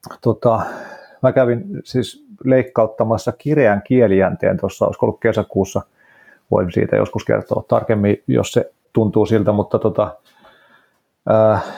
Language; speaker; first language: Finnish; native; Finnish